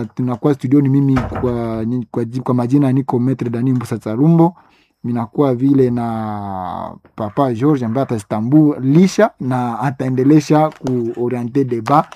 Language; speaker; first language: Swahili; non-native, local second language; Nande